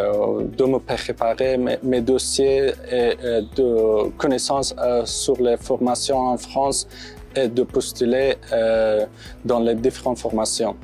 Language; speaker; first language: French; non-native, fluent; Persian